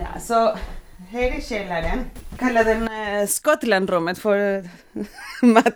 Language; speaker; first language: Swedish; non-native, learner; Spanish